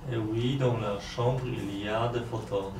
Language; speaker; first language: French; non-native, learner; Polish